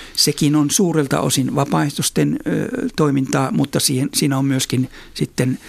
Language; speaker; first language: Finnish; native; Finnish